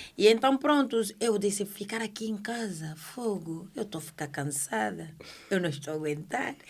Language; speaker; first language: Portuguese; native; Portuguese